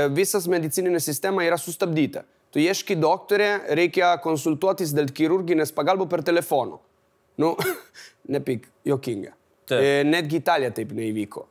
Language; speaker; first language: Lithuanian; non-native, fluent; Italian